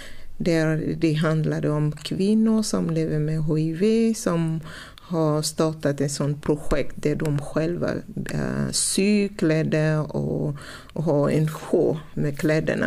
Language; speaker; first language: Swedish; non-native, fluent; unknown